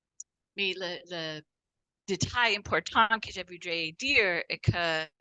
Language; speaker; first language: French; non-native, fluent; English